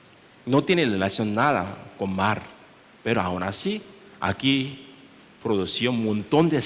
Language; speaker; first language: Spanish; non-native, learner; Korean